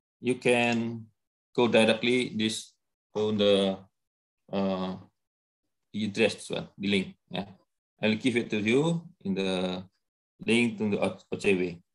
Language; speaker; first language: English; non-native, learner; Indonesian